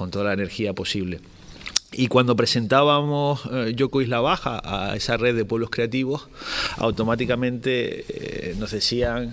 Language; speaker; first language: Spanish; native; Spanish